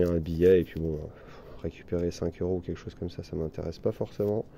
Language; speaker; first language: French; native; French